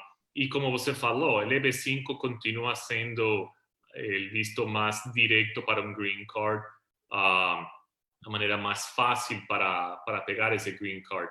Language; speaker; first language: Portuguese; non-native, fluent; Spanish